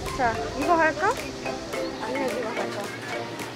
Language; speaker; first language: Korean; non-native, fluent; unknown